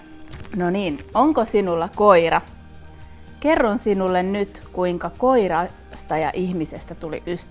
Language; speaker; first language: Finnish; native; Finnish